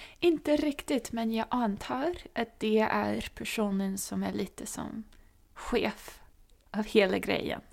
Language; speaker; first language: Swedish; non-native, fluent; English